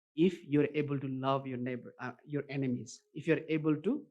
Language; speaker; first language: English; non-native, local second language; Nepali